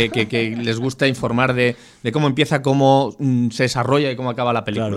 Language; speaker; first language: Spanish; native; Spanish